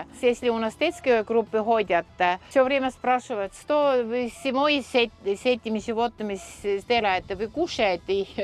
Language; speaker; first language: Russian; non-native, local second language; Estonian